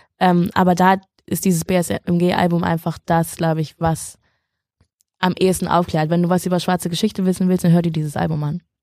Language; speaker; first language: German; native; German